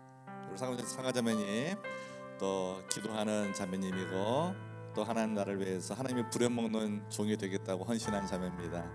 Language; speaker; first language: Korean; native; Korean